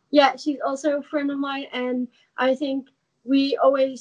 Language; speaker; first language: English; non-native, fluent; Dutch